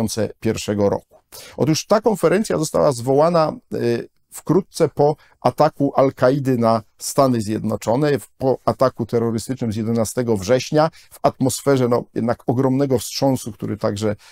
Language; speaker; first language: Polish; native; Polish